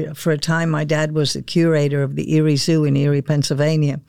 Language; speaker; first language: English; native; English